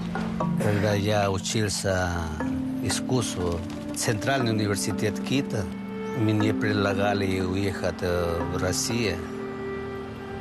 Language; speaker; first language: Russian; non-native, fluent; Chinese